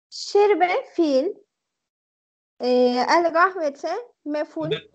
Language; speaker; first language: Turkish; native; Turkish